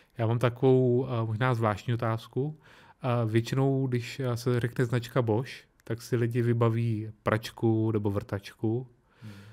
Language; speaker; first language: Czech; native; Czech